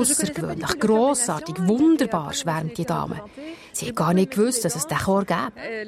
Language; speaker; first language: German; native; German